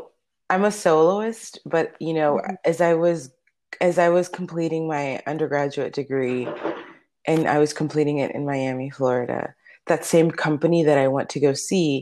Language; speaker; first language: English; early bilingual, other home language; Spanish